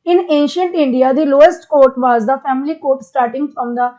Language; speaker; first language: English; non-native, local second language; Punjabi